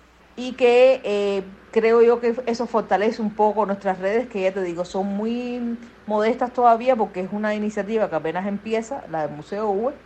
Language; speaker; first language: Spanish; native; Spanish